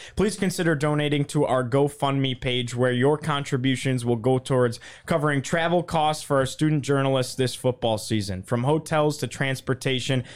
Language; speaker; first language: English; native; English